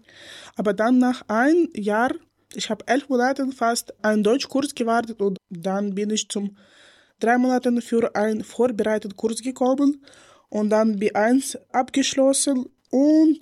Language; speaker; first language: German; non-native, learner; Ukrainian